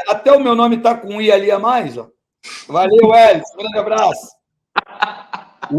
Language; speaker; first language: Portuguese; native; Portuguese